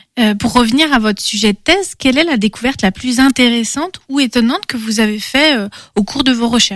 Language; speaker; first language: French; native; French